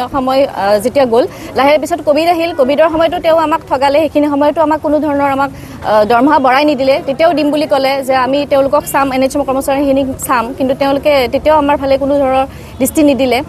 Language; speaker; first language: Assamese; native; Assamese